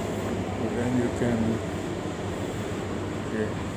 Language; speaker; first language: English; non-native, local second language; Filipino